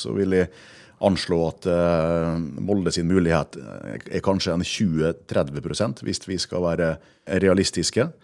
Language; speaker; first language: Norwegian; native; Norwegian